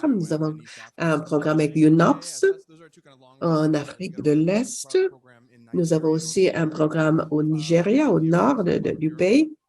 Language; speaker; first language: French; non-native, fluent; English